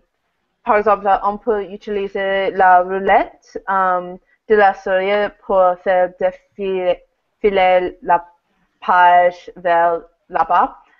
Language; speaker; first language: French; non-native, learner; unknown